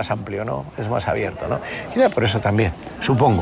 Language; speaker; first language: Spanish; native; Spanish